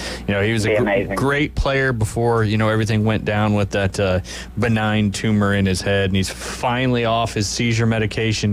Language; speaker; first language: English; native; English